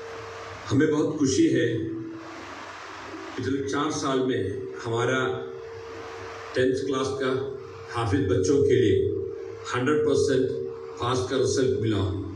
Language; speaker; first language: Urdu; non-native, local second language; Malayalam